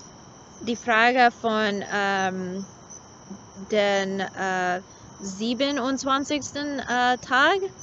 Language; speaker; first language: German; non-native, learner; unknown